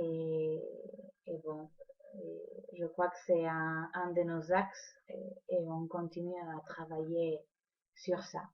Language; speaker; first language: French; non-native, fluent; Spanish